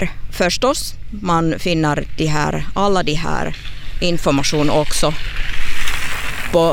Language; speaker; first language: Swedish; non-native, local second language; Finnish